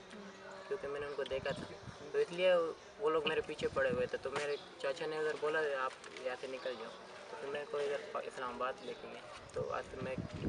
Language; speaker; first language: Hindi; non-native, fluent; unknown